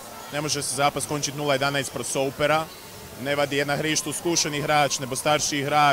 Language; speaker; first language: Czech; non-native, fluent; Croatian